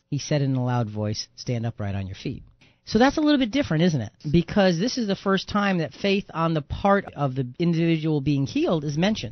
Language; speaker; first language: English; native; English